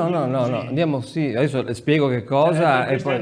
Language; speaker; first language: Italian; native; Italian